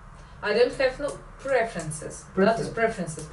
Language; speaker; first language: English; non-native, fluent; Russian